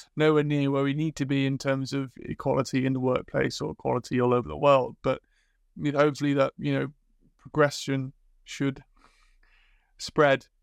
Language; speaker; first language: English; native; English